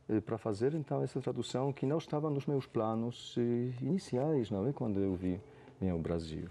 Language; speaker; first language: Portuguese; non-native, fluent; Polish